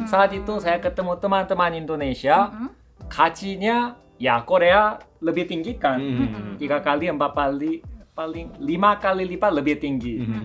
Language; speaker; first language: Indonesian; non-native, fluent; Korean